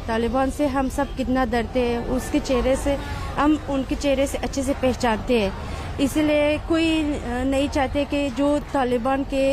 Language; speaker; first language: Hindi; non-native, fluent; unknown